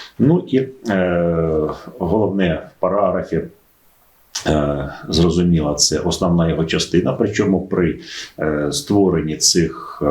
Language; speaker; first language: Ukrainian; native; Ukrainian